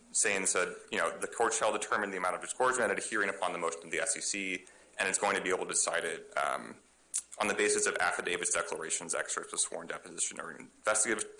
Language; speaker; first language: English; native; English